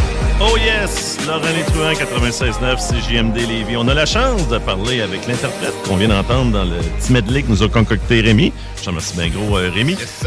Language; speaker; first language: French; native; French